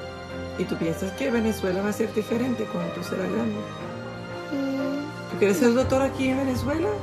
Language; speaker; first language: Spanish; non-native, fluent; Portuguese